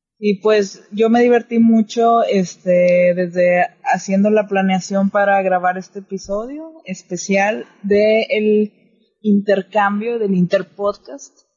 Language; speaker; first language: Spanish; native; Spanish